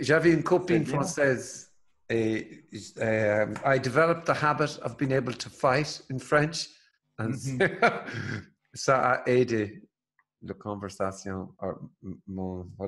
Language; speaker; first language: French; non-native, learner; English